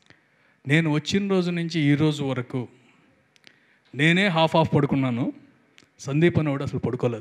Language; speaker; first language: Telugu; native; Telugu